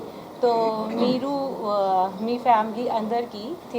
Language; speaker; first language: Telugu; non-native, learner; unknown